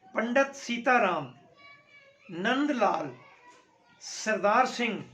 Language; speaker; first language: Urdu; non-native, local second language; Punjabi